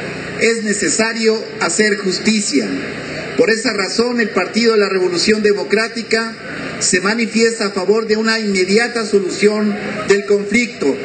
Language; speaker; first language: Spanish; native; Spanish